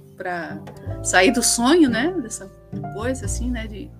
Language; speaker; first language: Portuguese; early bilingual, other home language; Spanish